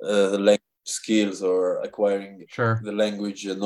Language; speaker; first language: English; non-native, fluent; Russian